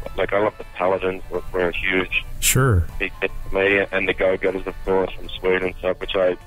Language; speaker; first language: English; native; English